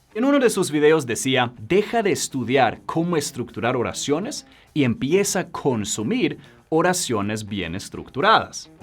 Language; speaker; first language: Spanish; non-native, fluent; English